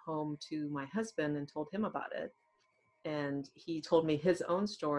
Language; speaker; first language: English; non-native, fluent; Thai